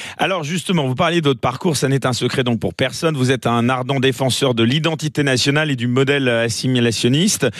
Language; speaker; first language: French; native; French